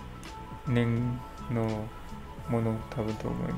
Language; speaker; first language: Japanese; non-native, learner; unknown